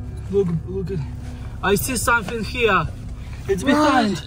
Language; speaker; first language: English; non-native, learner; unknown